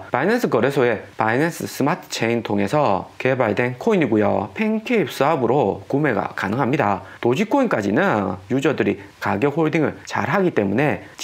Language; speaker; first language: Korean; native; Korean